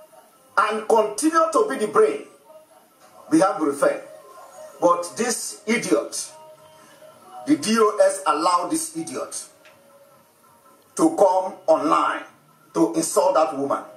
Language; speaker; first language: English; non-native, local second language; Igbo